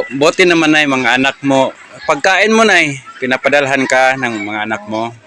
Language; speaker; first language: Filipino; non-native, local second language; Cebuano